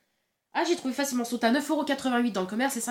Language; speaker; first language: French; native; French